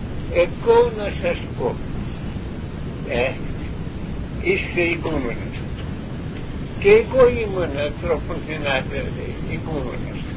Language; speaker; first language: Greek; non-native, fluent; Russian